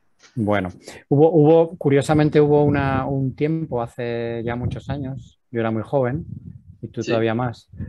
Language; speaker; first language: Spanish; native; Spanish